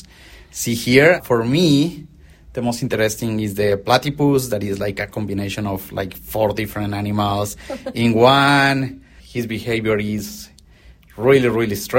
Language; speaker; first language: English; non-native, fluent; Spanish